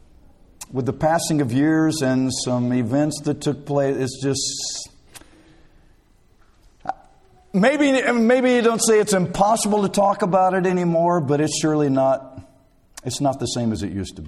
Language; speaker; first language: English; native; English